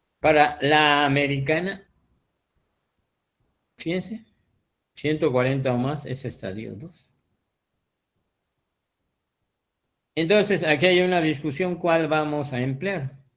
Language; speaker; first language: Spanish; native; Spanish